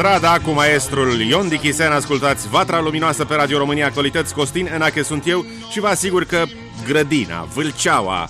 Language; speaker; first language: Romanian; native; Romanian